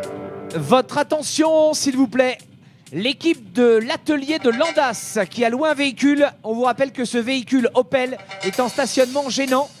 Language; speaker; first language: French; native; French